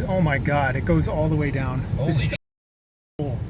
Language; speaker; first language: English; native; English